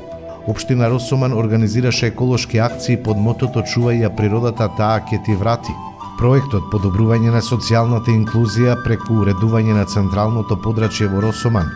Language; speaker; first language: Macedonian; native; Macedonian